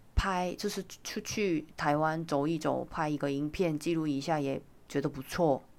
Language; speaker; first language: Chinese; non-native, fluent; Korean